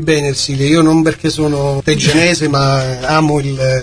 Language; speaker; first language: Italian; native; Italian